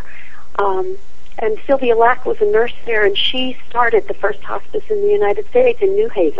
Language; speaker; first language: English; native; English